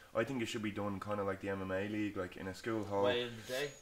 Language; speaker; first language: English; native; English